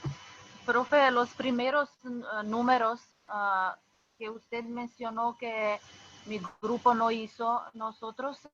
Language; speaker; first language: Spanish; non-native, fluent; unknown